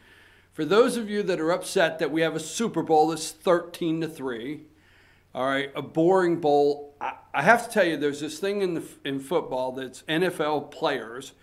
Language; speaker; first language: English; native; English